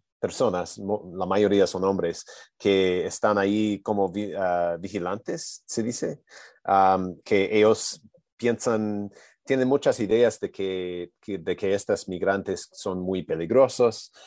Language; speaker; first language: Spanish; non-native, learner; English